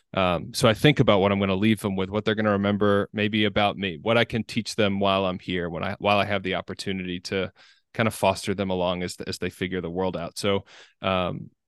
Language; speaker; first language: English; native; English